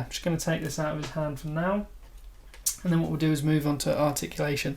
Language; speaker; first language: English; native; English